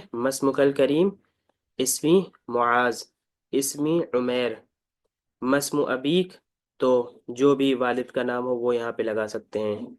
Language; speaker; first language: Urdu; native; Urdu